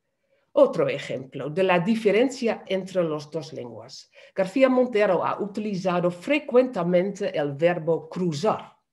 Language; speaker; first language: Spanish; non-native, fluent; Dutch